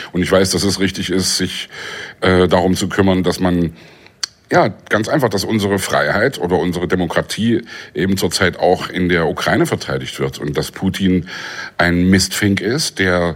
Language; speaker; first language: German; native; German